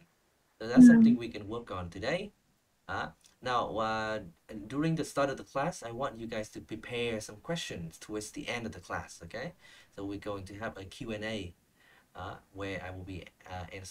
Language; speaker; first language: English; non-native, fluent; Vietnamese